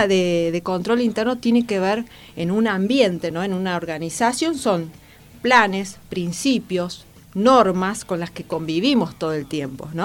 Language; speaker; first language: Spanish; native; Spanish